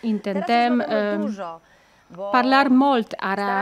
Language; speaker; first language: Catalan; non-native, learner; Polish